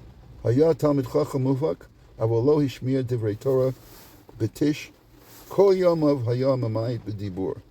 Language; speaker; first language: Hebrew; non-native, fluent; English